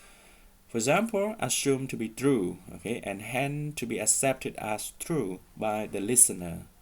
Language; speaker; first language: English; non-native, fluent; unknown